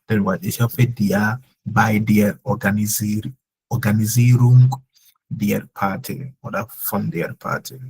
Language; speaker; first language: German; non-native, fluent; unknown